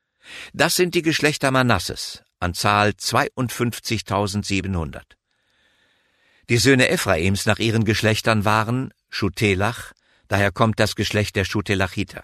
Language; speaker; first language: German; native; German